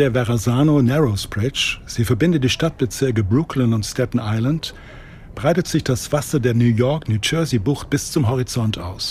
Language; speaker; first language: German; native; German